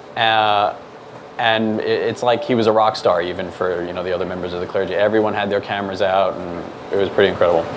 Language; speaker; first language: English; native; English